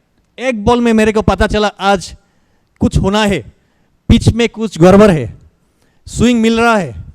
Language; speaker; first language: Hindi; non-native, learner; Bangla